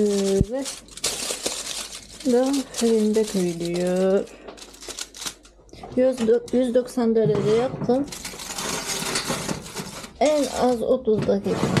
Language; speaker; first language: Turkish; non-native, learner; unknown